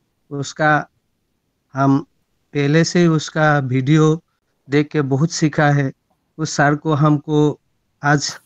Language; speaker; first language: Hindi; non-native, local second language; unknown